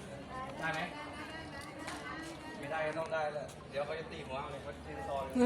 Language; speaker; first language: Thai; native; Thai